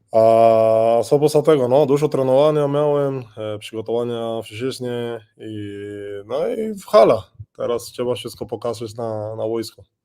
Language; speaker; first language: Polish; non-native, learner; Spanish